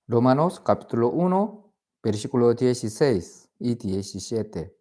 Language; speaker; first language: Spanish; non-native, fluent; Korean